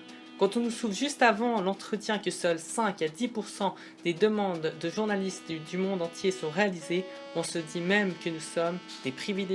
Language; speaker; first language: French; native; French